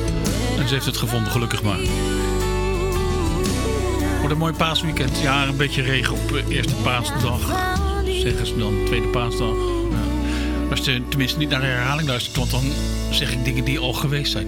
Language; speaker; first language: Dutch; native; Dutch